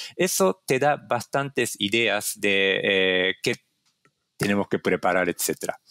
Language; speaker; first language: Spanish; non-native, fluent; Japanese